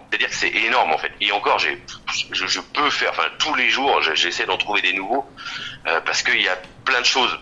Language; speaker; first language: French; native; French